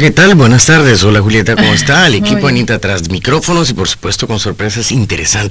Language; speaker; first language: Spanish; native; Spanish